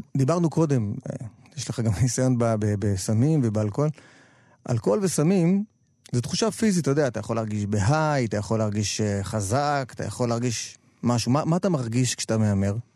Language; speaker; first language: Hebrew; native; Hebrew